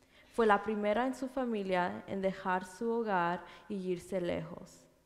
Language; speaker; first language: Spanish; early bilingual, heritage; Spanish